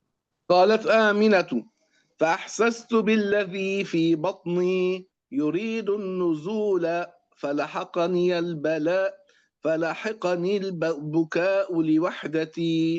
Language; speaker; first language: Arabic; native; Arabic